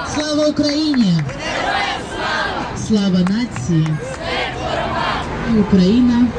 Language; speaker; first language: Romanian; non-native, learner; Ukrainian